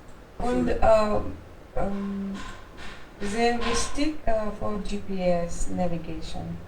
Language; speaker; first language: German; non-native, learner; Hindi